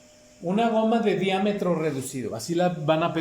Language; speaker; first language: Spanish; native; Spanish